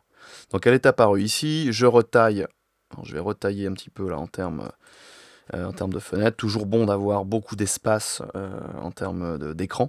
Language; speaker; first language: French; native; French